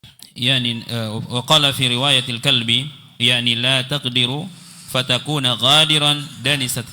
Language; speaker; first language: Arabic; non-native, fluent; Indonesian